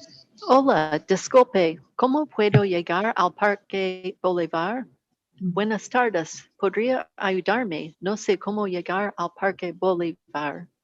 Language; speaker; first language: Spanish; non-native, learner; English